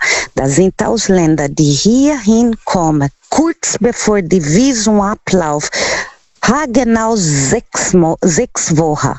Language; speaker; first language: German; non-native, learner; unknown